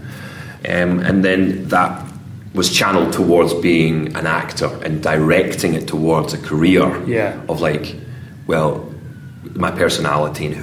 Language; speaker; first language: English; native; English